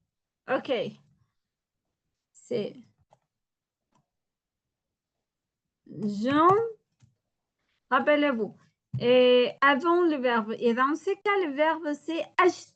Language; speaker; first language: French; non-native, learner; Spanish